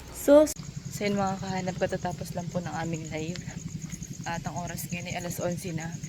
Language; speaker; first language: Filipino; native; Filipino